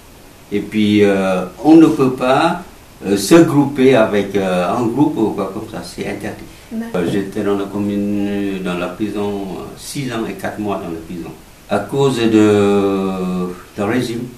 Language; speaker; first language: French; non-native, learner; Vietnamese